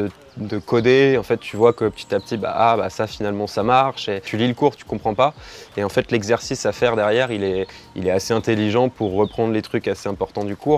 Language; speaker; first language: French; native; French